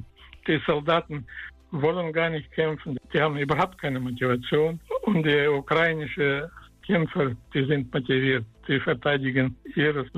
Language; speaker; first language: German; non-native, fluent; Russian